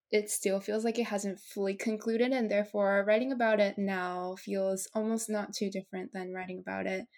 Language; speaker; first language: English; non-native, fluent; Japanese